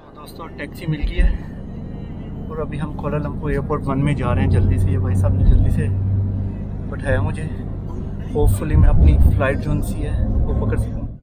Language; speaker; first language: Urdu; non-native, local second language; Punjabi